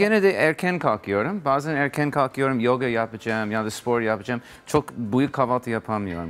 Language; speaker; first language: Turkish; non-native, learner; English